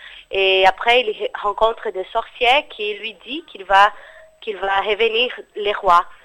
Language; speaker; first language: French; non-native, fluent; Portuguese